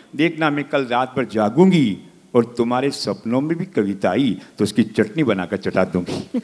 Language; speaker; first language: Hindi; native; Hindi